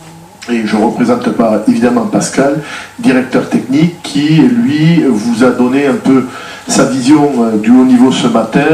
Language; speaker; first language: French; native; French